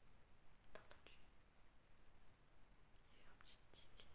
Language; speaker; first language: French; native; French